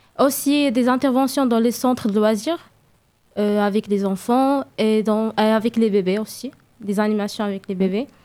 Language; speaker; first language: French; non-native, local second language; Arabic